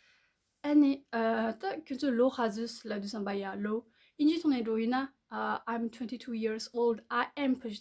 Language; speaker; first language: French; non-native, learner; Tibetan